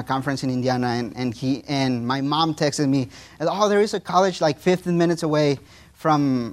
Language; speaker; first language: English; non-native, fluent; Spanish